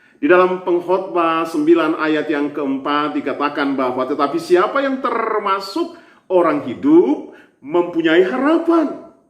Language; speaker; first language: Indonesian; native; Indonesian